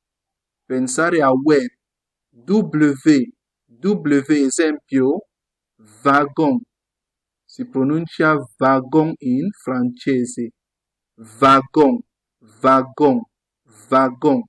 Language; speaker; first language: Italian; non-native, fluent; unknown